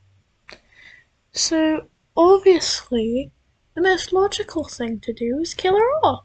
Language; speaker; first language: English; native; English